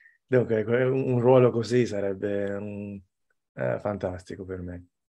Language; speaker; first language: Italian; non-native, fluent; English